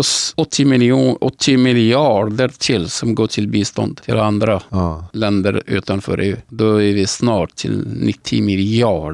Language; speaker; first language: Swedish; non-native, fluent; Arabic